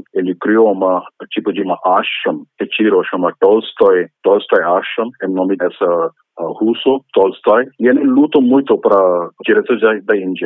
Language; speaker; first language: Portuguese; non-native, fluent; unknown